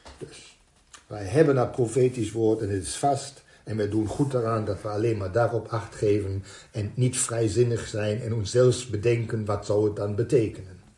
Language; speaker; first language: Dutch; non-native, fluent; German